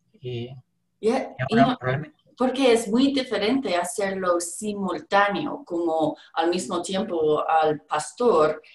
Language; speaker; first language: Spanish; non-native, learner; English